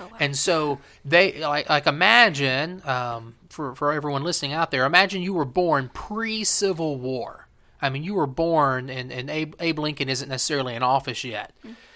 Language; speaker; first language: English; native; English